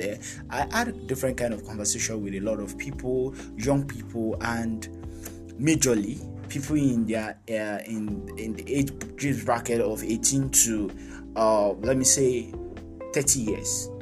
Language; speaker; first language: English; non-native, local second language; Yoruba